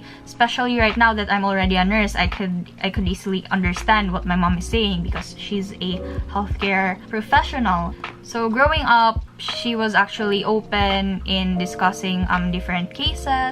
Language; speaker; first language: English; non-native, local second language; Filipino